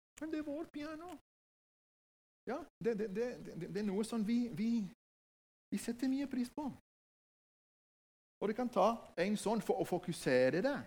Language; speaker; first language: Norwegian; non-native, fluent; Spanish